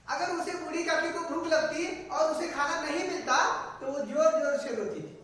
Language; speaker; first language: Hindi; non-native, local second language; Marathi